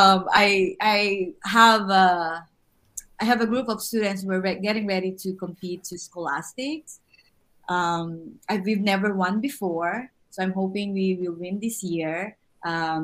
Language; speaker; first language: English; non-native, local second language; Filipino